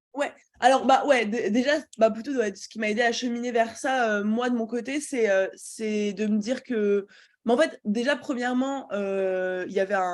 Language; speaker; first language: French; native; French